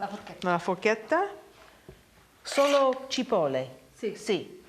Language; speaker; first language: Italian; non-native, learner; English